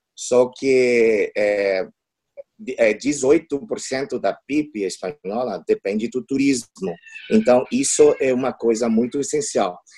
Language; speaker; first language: Portuguese; non-native, fluent; Chinese